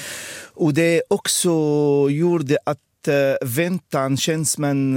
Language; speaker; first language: Swedish; non-native, fluent; Arabic